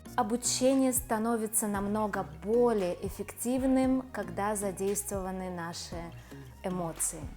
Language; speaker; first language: Russian; native; Russian